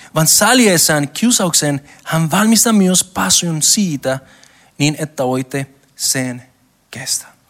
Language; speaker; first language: Finnish; non-native, learner; Spanish